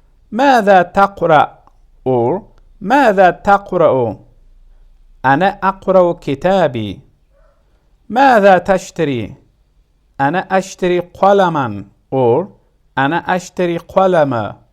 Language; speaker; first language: Arabic; non-native, fluent; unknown